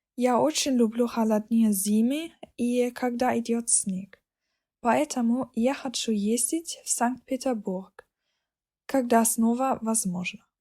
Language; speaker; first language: Russian; non-native, learner; German